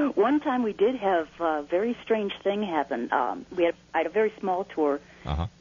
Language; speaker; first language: English; native; English